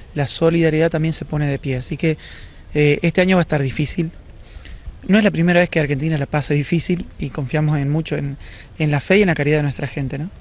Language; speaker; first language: Spanish; native; Spanish